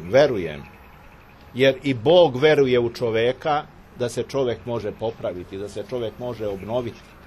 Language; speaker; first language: Serbian; native; Serbian